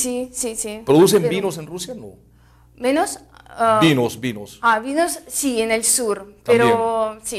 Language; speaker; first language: Spanish; non-native, fluent; Russian